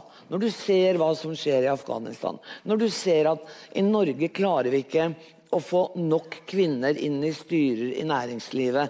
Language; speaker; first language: Norwegian; native; Norwegian